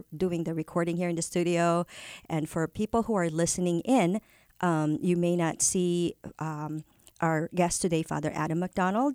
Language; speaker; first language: English; non-native, local second language; Filipino